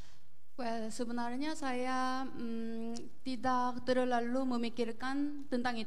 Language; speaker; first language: Indonesian; non-native, learner; Korean